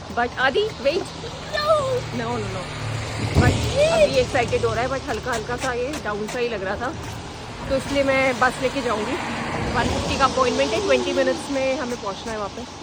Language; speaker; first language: Hindi; native; Hindi